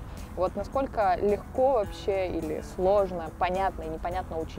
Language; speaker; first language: Russian; native; Russian